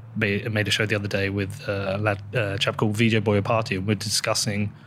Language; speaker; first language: English; native; English